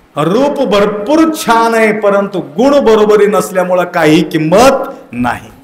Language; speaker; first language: Marathi; non-native, local second language; Kannada